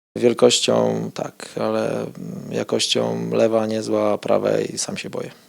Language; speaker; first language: Polish; native; Polish